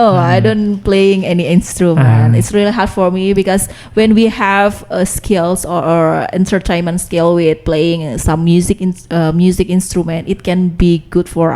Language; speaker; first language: English; non-native, learner; Indonesian